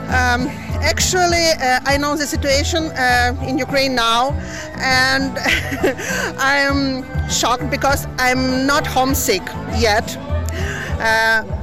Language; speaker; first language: English; non-native, learner; Ukrainian